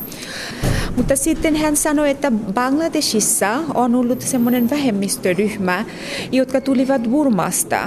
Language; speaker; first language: Finnish; non-native, fluent; Bangla